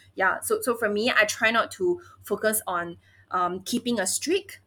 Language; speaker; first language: English; early bilingual, other home language; Chinese